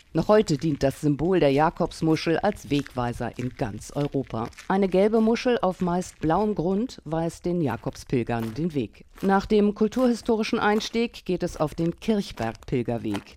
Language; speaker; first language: German; native; German